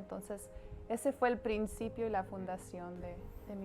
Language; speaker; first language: Spanish; early bilingual, heritage; Spanish